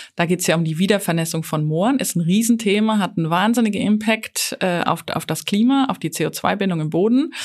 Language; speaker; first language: German; native; German